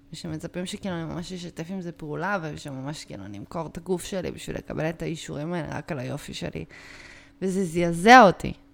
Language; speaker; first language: Hebrew; native; Hebrew